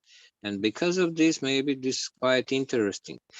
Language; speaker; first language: English; non-native, learner; Georgian